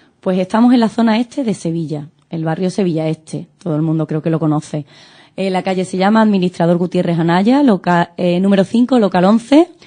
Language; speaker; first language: Spanish; native; Spanish